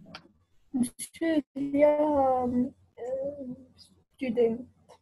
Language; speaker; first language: French; non-native, local second language; Arabic